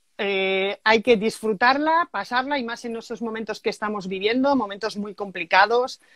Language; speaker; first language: Spanish; native; Spanish